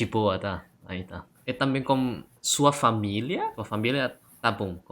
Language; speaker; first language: Portuguese; non-native, learner; Indonesian